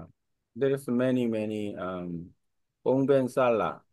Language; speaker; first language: English; non-native, learner; Korean